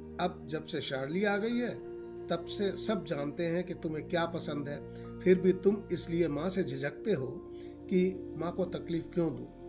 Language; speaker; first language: Hindi; native; Hindi